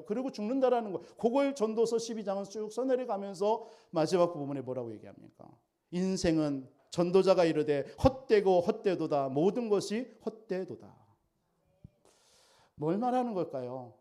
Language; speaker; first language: Korean; native; Korean